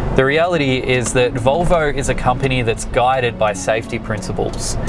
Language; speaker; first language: English; native; English